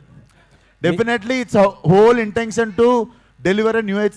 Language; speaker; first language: Telugu; native; Telugu